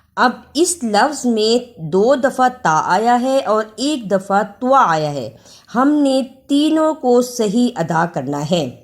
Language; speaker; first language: Urdu; native; Urdu